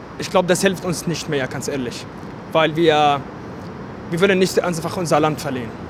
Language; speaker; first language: German; non-native, fluent; Arabic